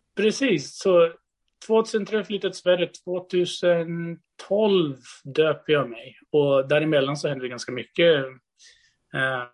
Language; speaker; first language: Swedish; early bilingual, other home language; Portuguese